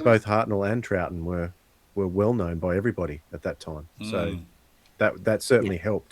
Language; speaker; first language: English; native; English